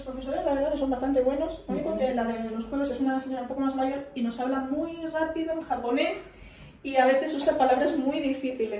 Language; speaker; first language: Spanish; native; Spanish